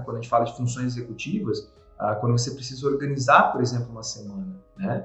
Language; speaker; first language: Portuguese; native; Portuguese